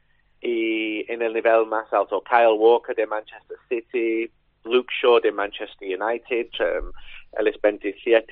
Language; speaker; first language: Spanish; non-native, learner; English